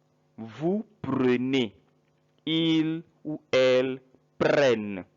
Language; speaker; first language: French; non-native, fluent; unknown